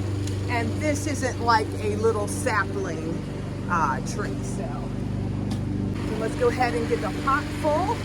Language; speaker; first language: English; native; English